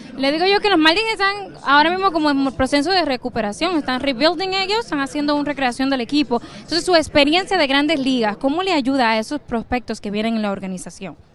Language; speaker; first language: Spanish; native; Spanish